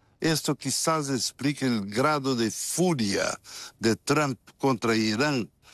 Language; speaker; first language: Spanish; non-native, fluent; Portuguese